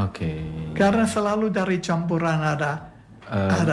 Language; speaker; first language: Indonesian; non-native, fluent; English